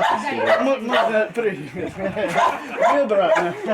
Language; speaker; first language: Russian; non-native, learner; English